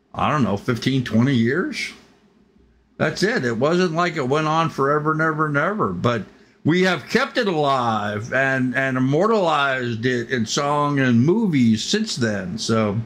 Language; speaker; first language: English; native; English